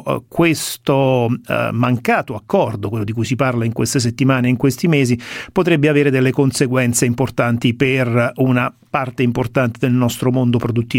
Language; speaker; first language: Italian; native; Italian